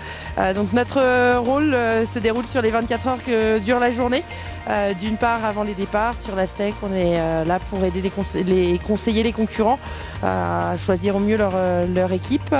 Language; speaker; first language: French; native; French